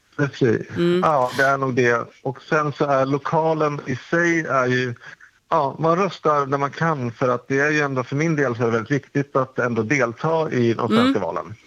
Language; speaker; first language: Swedish; native; Swedish